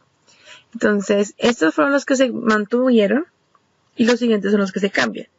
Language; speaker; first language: Spanish; native; Spanish